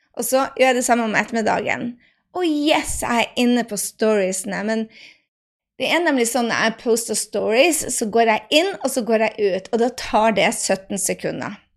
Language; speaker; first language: Norwegian; native; Norwegian